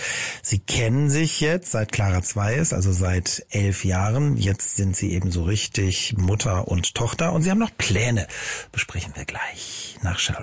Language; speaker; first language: German; native; German